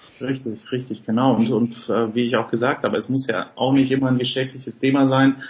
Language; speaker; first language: German; early bilingual, other home language; Polish